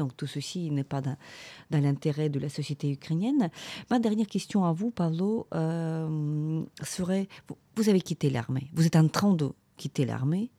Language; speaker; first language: French; non-native, fluent; Ukrainian